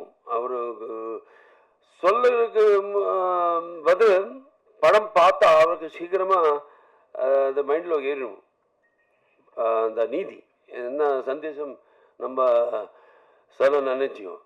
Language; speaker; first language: Tamil; non-native, learner; Telugu